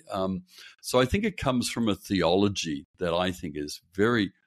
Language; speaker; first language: English; native; English